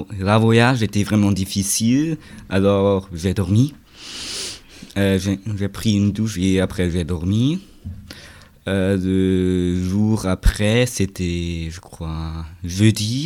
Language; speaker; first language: French; non-native, learner; German